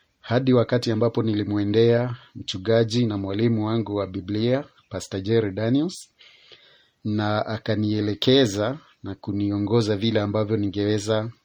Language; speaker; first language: Swahili; non-native, local second language; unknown